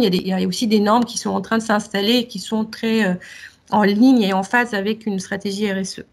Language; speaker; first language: French; native; French